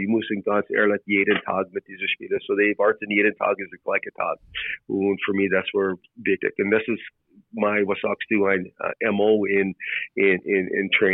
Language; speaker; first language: German; non-native, learner; English